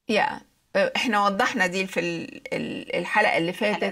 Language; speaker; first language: Arabic; native; Arabic